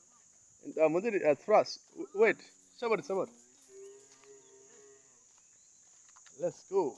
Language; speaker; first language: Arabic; non-native, learner; Bangla